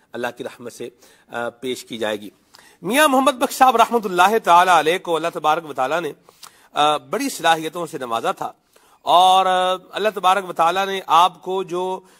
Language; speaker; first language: Urdu; non-native, local second language; Punjabi